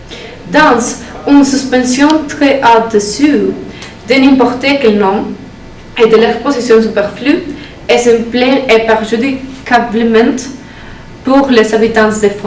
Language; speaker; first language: French; non-native, learner; Spanish